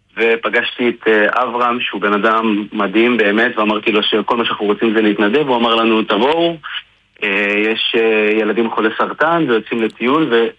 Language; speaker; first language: Hebrew; native; Hebrew